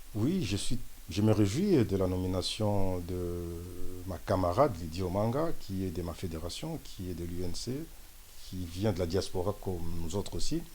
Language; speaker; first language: French; non-native, local second language; Lingala